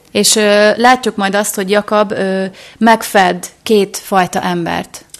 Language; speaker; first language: Hungarian; native; Hungarian